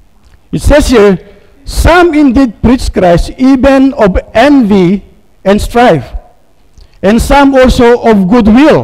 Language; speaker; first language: English; non-native, local second language; Filipino